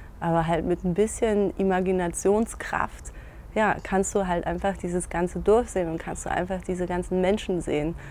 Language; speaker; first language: German; native; German